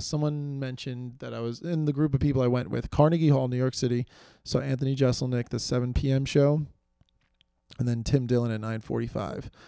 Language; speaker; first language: English; native; English